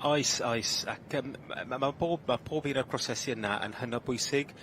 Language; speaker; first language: Welsh; native; Welsh